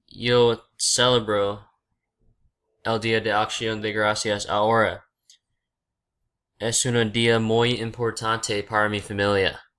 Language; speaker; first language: Spanish; non-native, learner; English